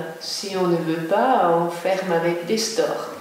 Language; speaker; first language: French; non-native, local second language; German